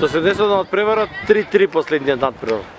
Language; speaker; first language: Macedonian; native; Macedonian